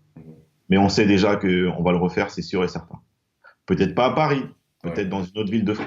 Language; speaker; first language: French; native; French